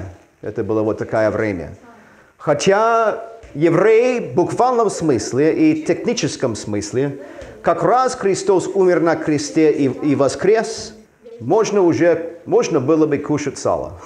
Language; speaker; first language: Russian; non-native, fluent; English